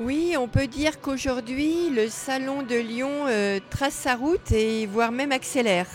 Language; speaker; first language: French; native; French